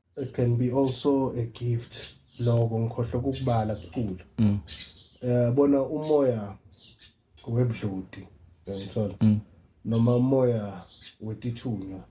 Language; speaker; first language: Zulu; non-native, local second language; Swati